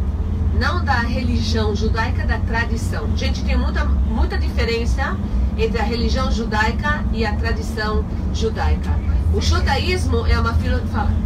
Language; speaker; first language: Portuguese; non-native, fluent; Hebrew